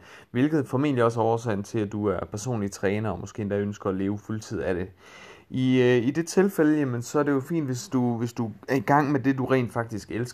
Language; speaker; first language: Danish; native; Danish